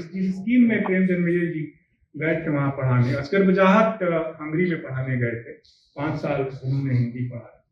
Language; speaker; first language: Hindi; native; Hindi